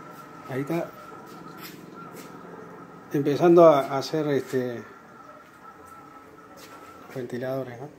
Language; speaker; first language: Spanish; native; Spanish